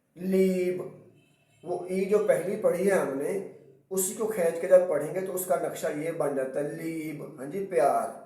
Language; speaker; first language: Urdu; non-native, local second language; Punjabi